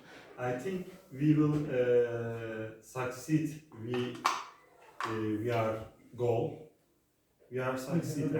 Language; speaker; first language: English; non-native, learner; Turkish